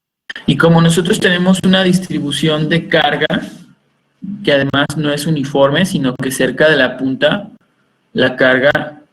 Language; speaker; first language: Spanish; native; Spanish